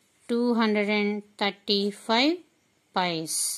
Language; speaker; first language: English; non-native, local second language; Telugu